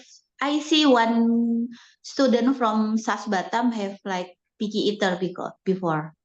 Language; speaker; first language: English; non-native, learner; Indonesian